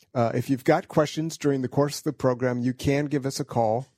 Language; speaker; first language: English; native; English